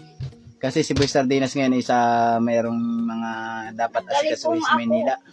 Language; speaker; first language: Filipino; non-native, local second language; Cebuano